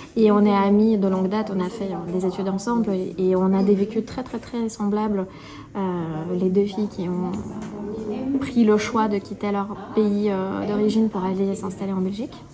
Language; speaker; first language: French; non-native, fluent; Russian